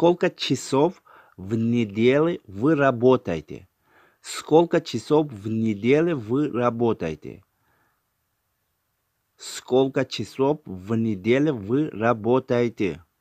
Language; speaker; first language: Russian; non-native, local second language; Tajik